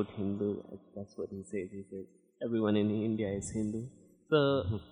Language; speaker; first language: English; non-native, local second language; Hindi